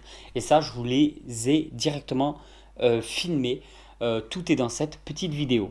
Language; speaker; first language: French; native; French